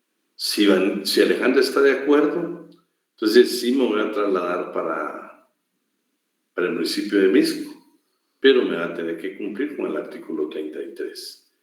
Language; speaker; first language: Spanish; native; Spanish